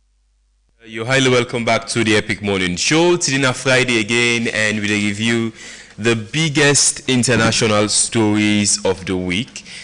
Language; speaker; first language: English; non-native, local second language; Krio